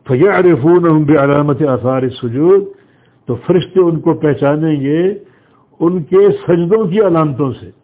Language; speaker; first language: Urdu; native; Urdu